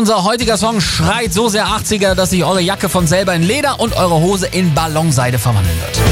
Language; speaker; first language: German; native; German